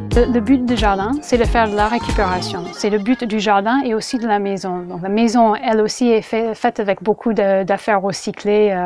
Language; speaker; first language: French; non-native, fluent; English